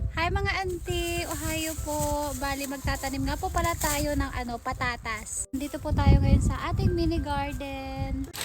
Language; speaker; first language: Filipino; non-native, local second language; Iloko